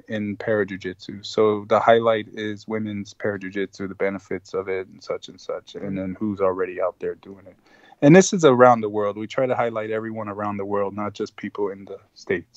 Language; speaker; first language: English; non-native, fluent; Spanish